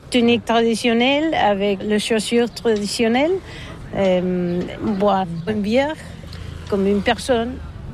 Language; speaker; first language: French; non-native, learner; Catalan